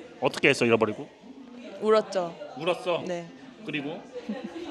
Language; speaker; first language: Korean; native; Korean